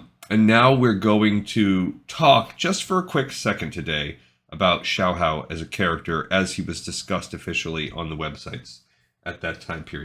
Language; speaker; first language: English; native; English